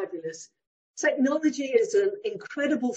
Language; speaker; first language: English; native; English